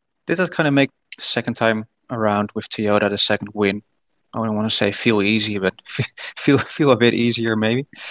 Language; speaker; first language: English; non-native, fluent; Dutch